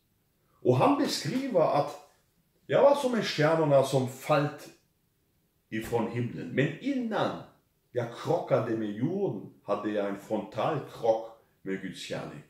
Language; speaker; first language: Swedish; non-native, fluent; German